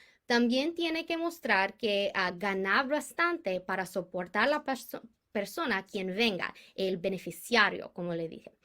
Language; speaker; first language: Spanish; non-native, fluent; English